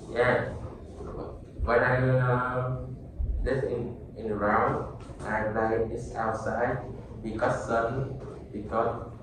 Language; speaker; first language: English; non-native, learner; Vietnamese